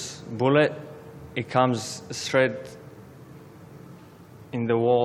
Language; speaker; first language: English; non-native, learner; Armenian